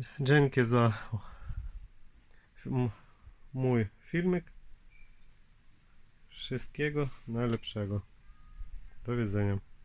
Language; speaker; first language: Polish; non-native, learner; Ukrainian